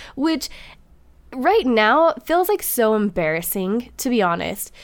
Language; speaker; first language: English; native; English